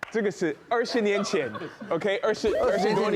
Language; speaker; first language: Chinese; non-native, fluent; English